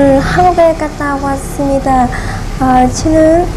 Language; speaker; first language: Korean; non-native, learner; Vietnamese